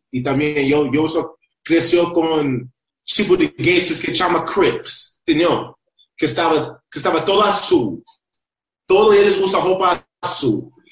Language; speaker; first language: Portuguese; non-native, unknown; Spanish